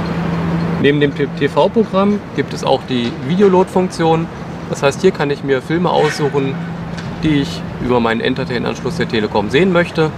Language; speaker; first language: German; native; German